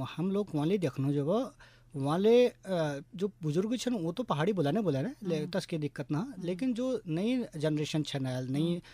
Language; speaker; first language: Hindi; non-native, local second language; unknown